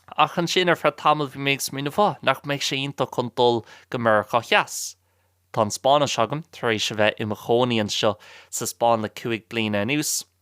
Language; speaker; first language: Irish; non-native, local second language; English